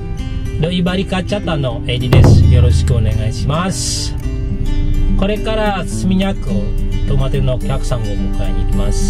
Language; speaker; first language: Japanese; non-native, learner; Indonesian